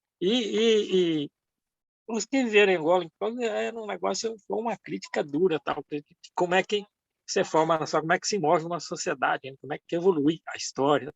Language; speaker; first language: Portuguese; early bilingual, other home language; Japanese